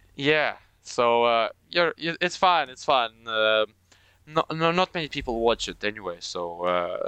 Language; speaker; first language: English; non-native, fluent; Romanian